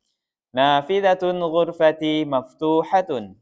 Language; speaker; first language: Arabic; non-native, learner; Indonesian